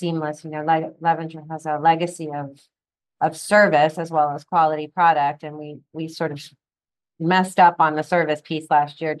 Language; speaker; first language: English; native; English